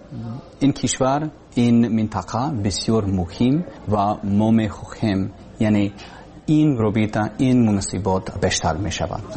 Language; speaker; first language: Persian; non-native, learner; English